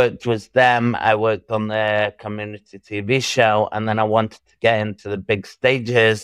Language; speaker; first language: English; native; English